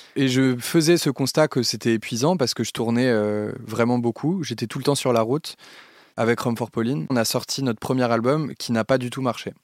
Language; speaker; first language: French; native; French